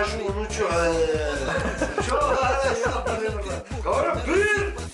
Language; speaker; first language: Russian; non-native, fluent; Armenian